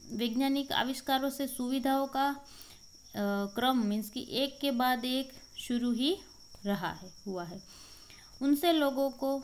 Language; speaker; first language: Hindi; non-native, local second language; Gujarati